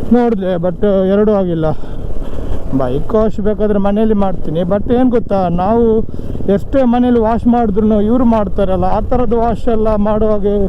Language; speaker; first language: Kannada; non-native, local second language; Badaga